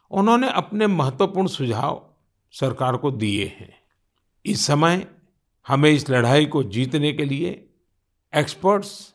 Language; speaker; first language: Hindi; non-native, local second language; Gujarati